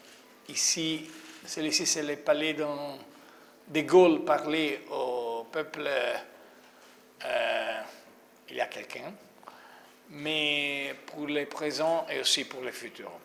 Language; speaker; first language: French; non-native, fluent; Italian